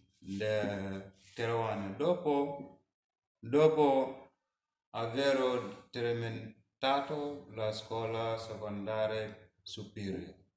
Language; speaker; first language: Italian; non-native, learner; Mandingo